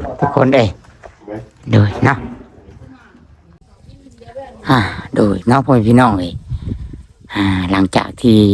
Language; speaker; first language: Thai; non-native, local second language; Lao